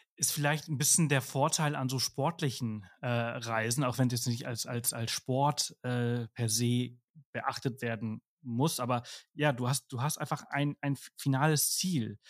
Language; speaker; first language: German; non-native, fluent; Spanish